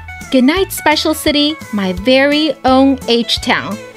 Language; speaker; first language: English; early bilingual, other home language; Chinese